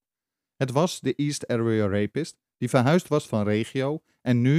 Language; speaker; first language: Dutch; native; Dutch